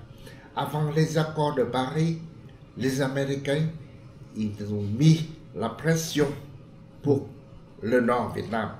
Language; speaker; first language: French; non-native, fluent; Vietnamese